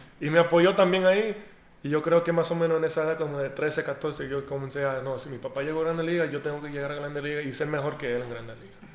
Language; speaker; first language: Spanish; early bilingual, heritage; Spanish